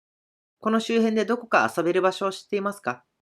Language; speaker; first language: Japanese; native; Japanese